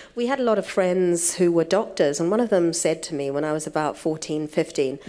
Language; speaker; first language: English; native; English